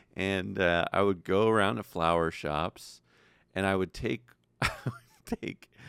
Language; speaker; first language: English; native; English